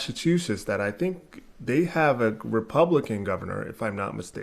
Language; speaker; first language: English; native; English